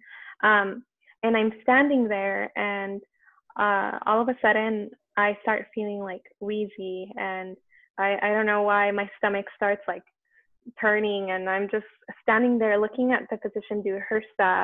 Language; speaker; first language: English; native; English